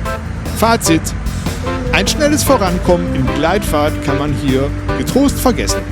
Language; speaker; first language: German; native; German